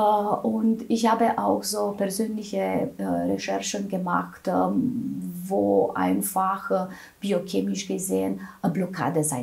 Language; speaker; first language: German; non-native, fluent; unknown